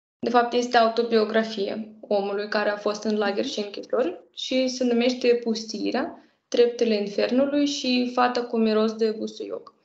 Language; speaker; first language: Romanian; non-native, fluent; Russian